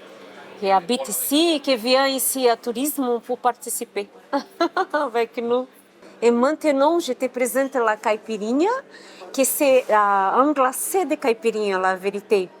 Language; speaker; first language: French; non-native, learner; Portuguese